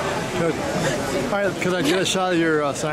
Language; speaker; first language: English; native; English